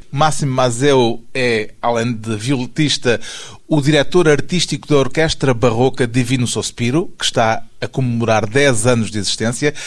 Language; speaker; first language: Portuguese; native; Portuguese